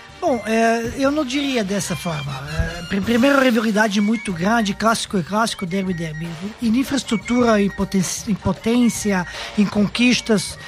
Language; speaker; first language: Portuguese; non-native, fluent; Serbian